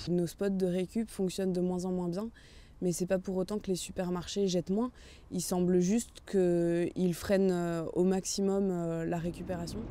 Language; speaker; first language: French; native; French